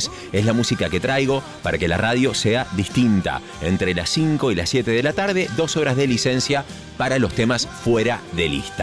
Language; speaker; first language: Spanish; native; Spanish